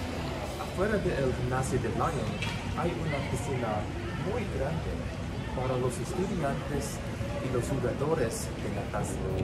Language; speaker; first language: Spanish; non-native, learner; English